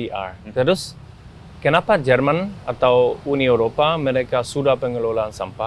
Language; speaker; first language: Indonesian; non-native, fluent; German